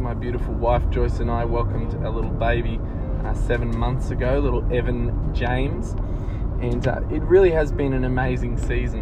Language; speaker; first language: English; native; English